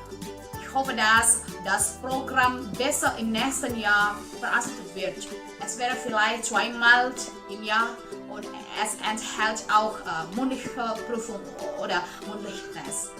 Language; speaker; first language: German; non-native, learner; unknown